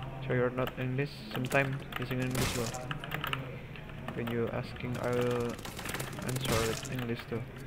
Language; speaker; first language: English; non-native, learner; Indonesian